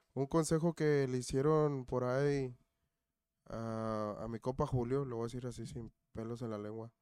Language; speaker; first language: Spanish; native; Spanish